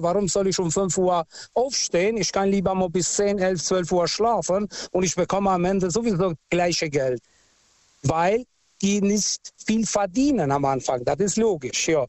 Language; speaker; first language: German; non-native, local second language; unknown